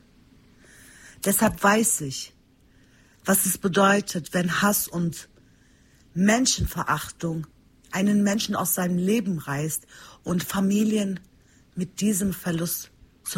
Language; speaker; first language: German; early bilingual, other home language; Turkish